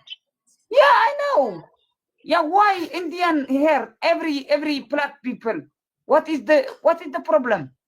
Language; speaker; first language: English; non-native, learner; Tigrinya